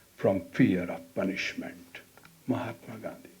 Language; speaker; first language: English; non-native, local second language; Hindi